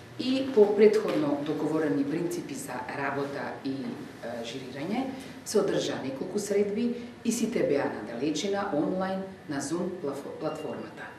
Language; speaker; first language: Macedonian; native; Macedonian